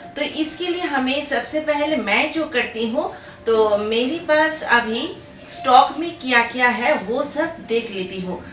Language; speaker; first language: Hindi; non-native, local second language; Bangla